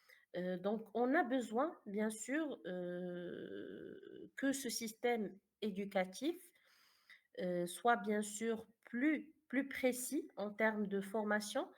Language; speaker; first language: French; non-native, fluent; Arabic